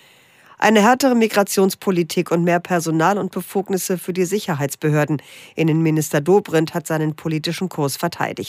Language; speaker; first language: German; native; German